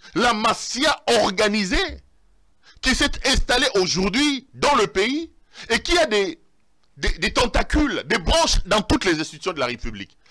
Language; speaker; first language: French; non-native, local second language; Lingala